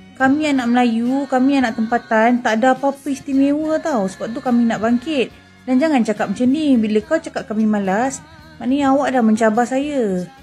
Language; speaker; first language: Malay; native; Malay